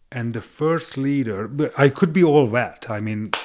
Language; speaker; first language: English; non-native, fluent; Hungarian